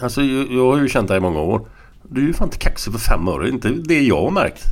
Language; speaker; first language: Swedish; native; Swedish